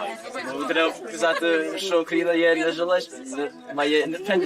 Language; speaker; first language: Ukrainian; early bilingual, heritage; Ukrainian